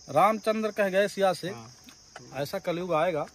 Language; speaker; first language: Hindi; native; Hindi